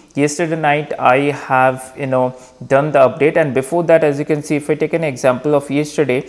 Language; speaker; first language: English; non-native, local second language; Hindi